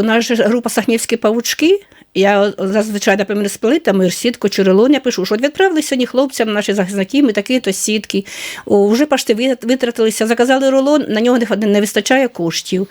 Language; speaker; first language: Ukrainian; native; Ukrainian